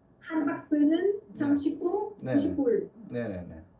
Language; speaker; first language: Korean; non-native, fluent; Vietnamese